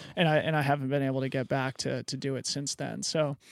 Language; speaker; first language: English; native; English